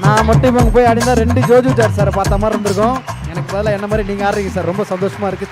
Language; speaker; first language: Tamil; native; Tamil